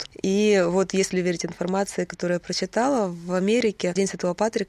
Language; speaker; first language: Russian; native; Russian